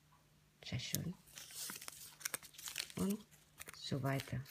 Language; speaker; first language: German; non-native, learner; Indonesian